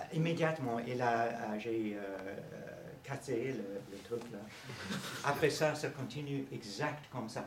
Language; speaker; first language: French; non-native, learner; English